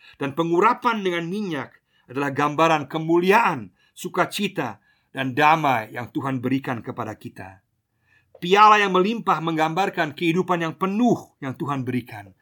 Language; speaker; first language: Indonesian; non-native, fluent; German